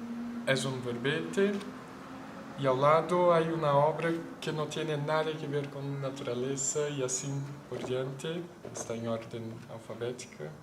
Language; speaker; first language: Spanish; non-native, fluent; Portuguese